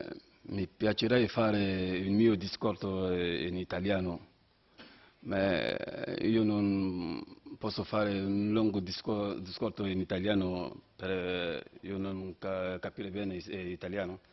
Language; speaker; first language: Italian; non-native, learner; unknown